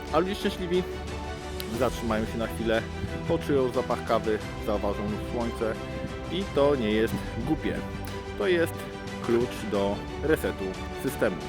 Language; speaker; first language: Polish; native; Polish